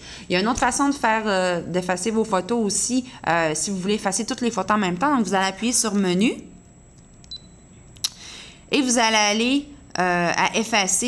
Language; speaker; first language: French; native; French